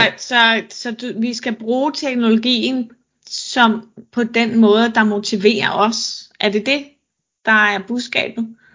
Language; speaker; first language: Danish; native; Danish